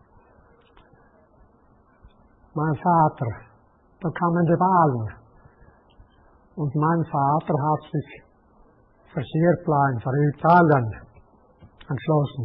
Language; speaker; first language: German; native; German